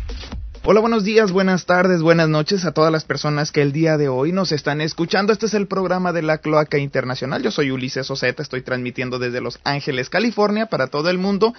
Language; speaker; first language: Spanish; native; Spanish